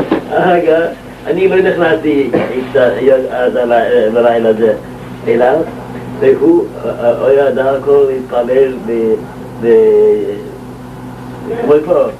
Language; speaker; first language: Hebrew; non-native, local second language; Yiddish